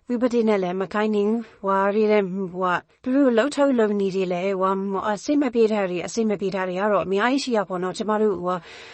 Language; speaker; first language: Burmese; native; Burmese